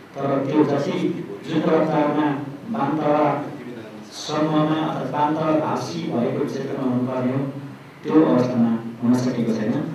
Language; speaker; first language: Nepali; non-native, local second language; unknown